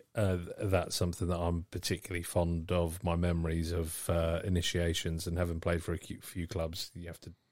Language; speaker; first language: English; native; English